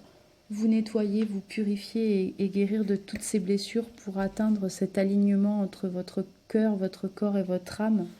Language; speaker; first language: French; native; French